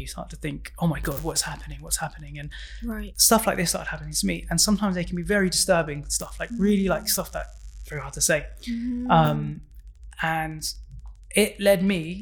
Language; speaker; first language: English; native; English